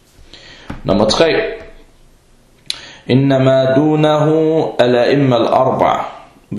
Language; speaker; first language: Danish; early bilingual, other home language; Arabic